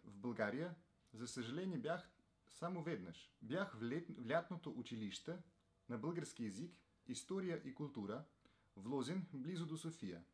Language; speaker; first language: Bulgarian; non-native, learner; Slovenian